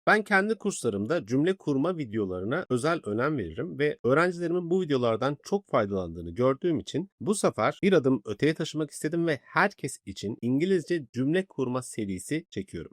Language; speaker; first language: Turkish; native; Turkish